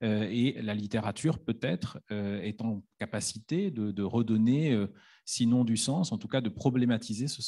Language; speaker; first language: French; native; French